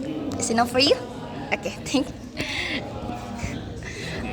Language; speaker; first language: English; non-native, learner; Indonesian